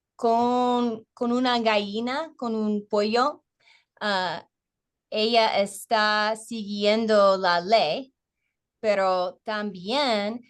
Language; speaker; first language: Spanish; non-native, learner; English